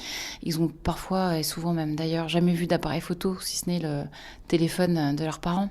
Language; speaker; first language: French; native; French